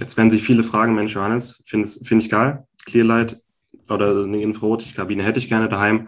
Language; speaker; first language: German; native; German